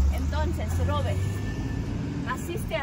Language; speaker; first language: Spanish; non-native, learner; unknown